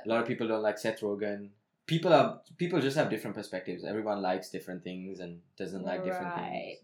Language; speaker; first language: English; non-native, local second language; Sinhala